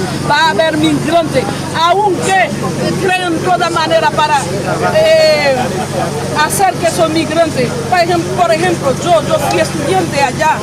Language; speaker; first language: Spanish; non-native, local second language; Haitian Creole